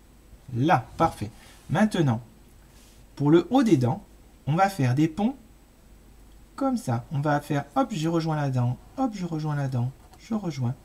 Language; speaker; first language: French; native; French